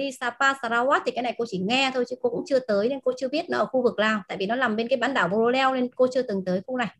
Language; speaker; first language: Vietnamese; native; Vietnamese